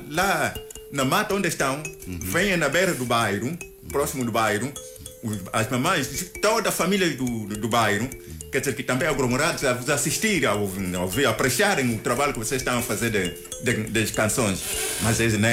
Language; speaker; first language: Portuguese; non-native, local second language; Kongo